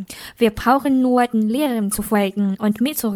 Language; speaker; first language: German; non-native, learner; Chinese